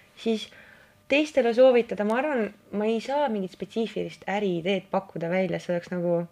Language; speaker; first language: Estonian; non-native, local second language; Russian